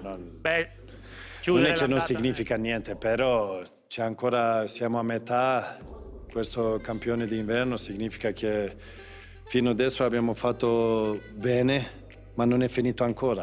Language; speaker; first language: Italian; non-native, fluent; Swedish